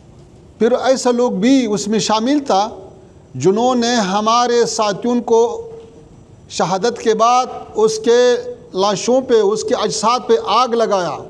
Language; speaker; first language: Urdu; non-native, learner; Pashto